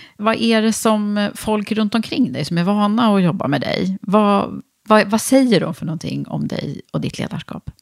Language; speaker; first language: Swedish; native; Swedish